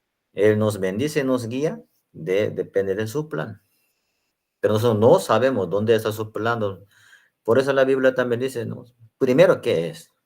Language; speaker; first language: Spanish; non-native, learner; Korean